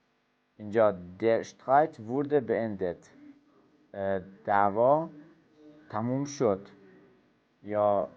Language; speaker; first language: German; non-native, fluent; Persian